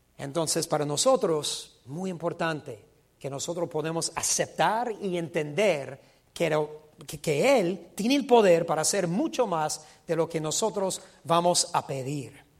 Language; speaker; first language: Spanish; non-native, fluent; English